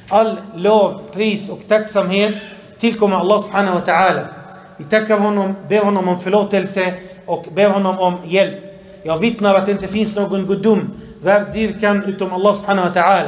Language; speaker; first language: Swedish; early bilingual, other home language; Arabic